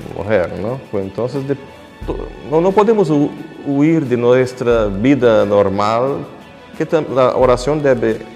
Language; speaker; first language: Spanish; non-native, fluent; Portuguese